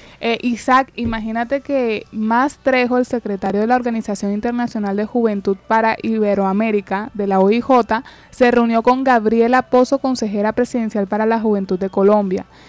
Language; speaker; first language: Spanish; native; Spanish